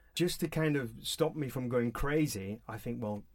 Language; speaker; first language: English; native; English